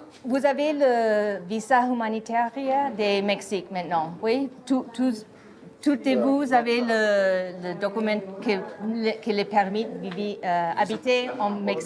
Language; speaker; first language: French; non-native, learner; English